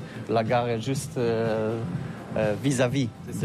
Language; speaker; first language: French; non-native, learner; Polish